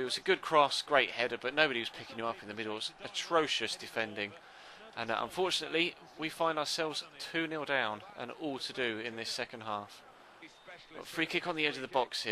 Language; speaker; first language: English; native; English